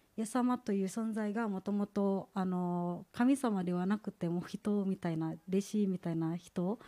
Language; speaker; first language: Japanese; non-native, fluent; Indonesian